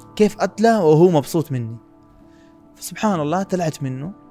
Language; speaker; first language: Arabic; non-native, fluent; Urdu